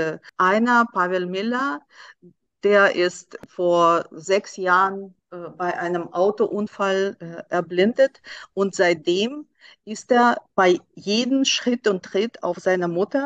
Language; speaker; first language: German; non-native, fluent; Russian